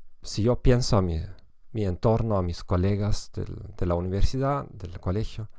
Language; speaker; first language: Spanish; non-native, fluent; German